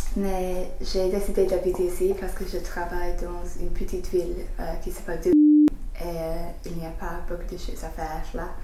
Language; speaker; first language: French; non-native, learner; English